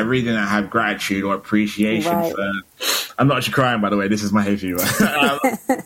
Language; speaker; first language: English; native; English